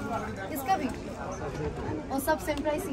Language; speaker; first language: Hindi; non-native, local second language; Bangla